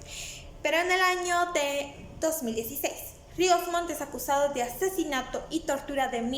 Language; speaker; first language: Spanish; native; Spanish